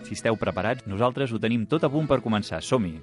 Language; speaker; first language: Catalan; native; Catalan